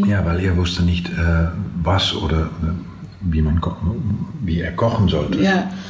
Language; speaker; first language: German; non-native, learner; Dutch